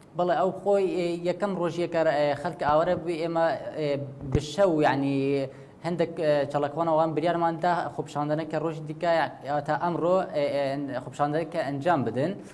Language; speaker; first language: Central Kurdish; non-native, local second language; Kurdish